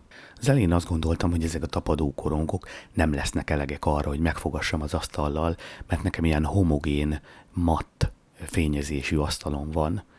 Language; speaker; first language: Hungarian; native; Hungarian